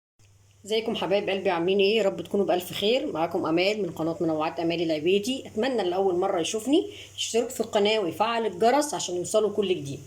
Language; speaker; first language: Arabic; native; Arabic